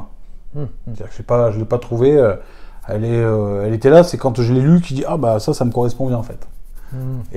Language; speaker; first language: French; native; French